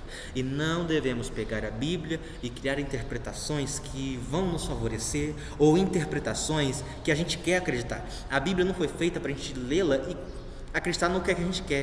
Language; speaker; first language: Portuguese; native; Portuguese